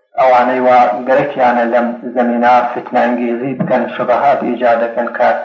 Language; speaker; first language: Central Kurdish; non-native, local second language; Gurani